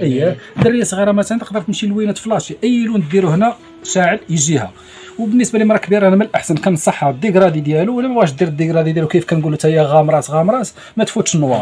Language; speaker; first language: Arabic; native; Arabic